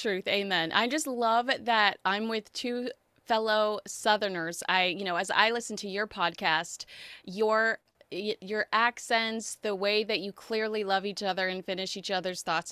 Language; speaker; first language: English; native; English